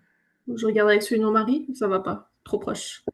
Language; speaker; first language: French; native; French